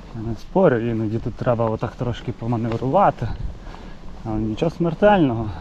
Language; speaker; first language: Ukrainian; native; Ukrainian